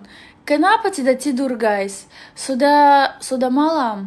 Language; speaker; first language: Indonesian; non-native, learner; Russian